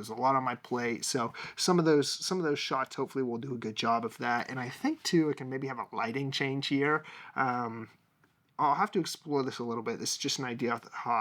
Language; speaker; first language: English; native; English